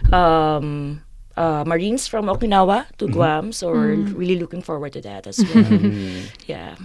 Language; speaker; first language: English; non-native, local second language; Filipino